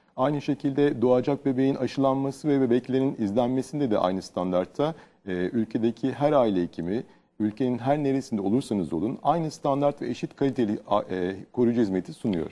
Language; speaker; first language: Turkish; native; Turkish